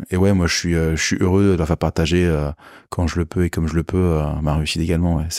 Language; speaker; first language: French; native; French